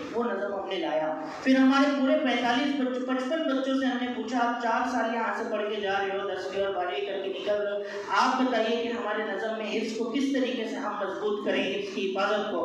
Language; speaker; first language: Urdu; non-native, local second language; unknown